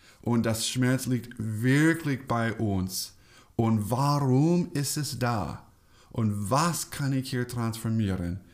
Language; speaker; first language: German; non-native, fluent; English